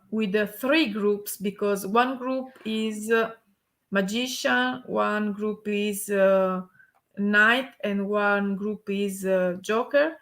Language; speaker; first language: English; non-native, learner; Italian